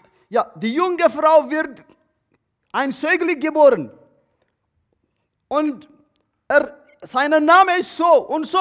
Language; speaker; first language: German; non-native, learner; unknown